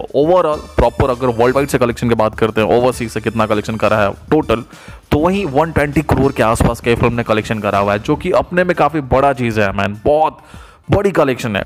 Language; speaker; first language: Hindi; native; Hindi